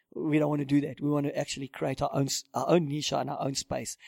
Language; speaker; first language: English; native; English